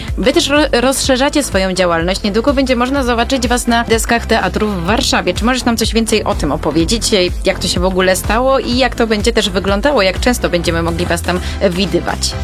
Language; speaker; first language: Polish; native; Polish